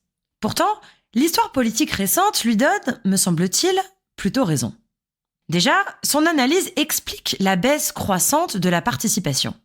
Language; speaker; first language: French; native; French